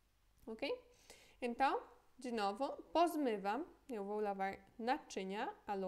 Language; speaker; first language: Portuguese; non-native, fluent; Polish